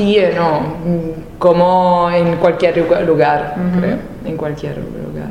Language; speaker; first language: Spanish; non-native, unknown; Italian